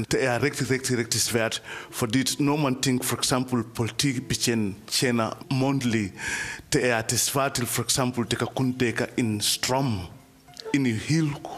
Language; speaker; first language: Danish; non-native, fluent; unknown